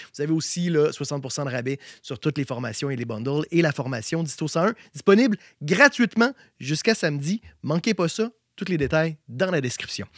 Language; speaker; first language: French; native; French